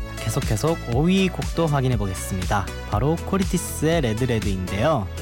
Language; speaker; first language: Korean; non-native, fluent; Japanese